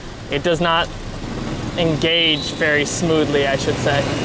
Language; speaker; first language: English; native; English